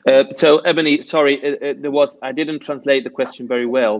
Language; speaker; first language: English; non-native, fluent; Italian